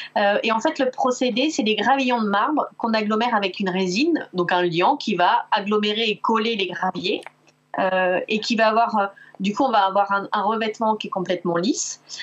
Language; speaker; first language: French; native; French